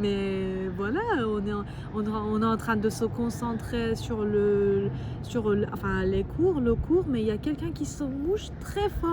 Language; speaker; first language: French; non-native, fluent; Persian